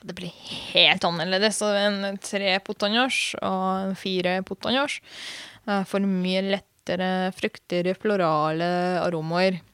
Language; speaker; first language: Norwegian; non-native, fluent; Hungarian